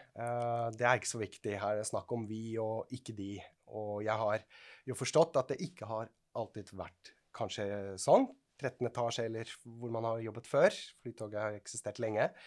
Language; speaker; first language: Norwegian; non-native, fluent; Swiss German